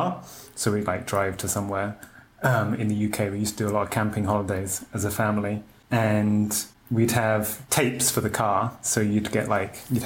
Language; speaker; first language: English; native; English